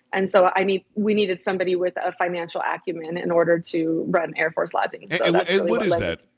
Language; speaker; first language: English; native; English